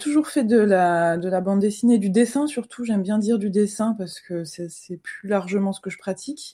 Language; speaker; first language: French; native; French